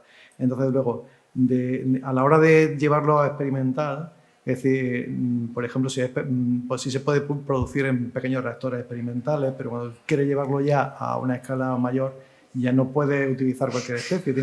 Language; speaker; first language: Spanish; native; Spanish